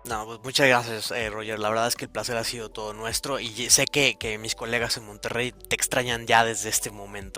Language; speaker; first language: Spanish; native; Spanish